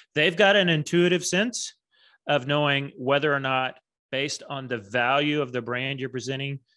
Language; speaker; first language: English; native; English